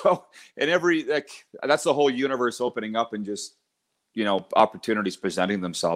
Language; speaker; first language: English; native; English